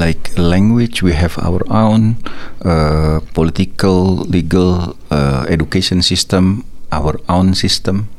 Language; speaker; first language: English; non-native, learner; Indonesian